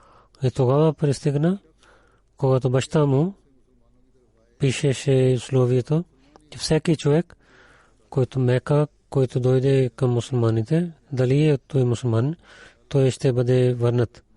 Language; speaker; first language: Bulgarian; non-native, learner; Urdu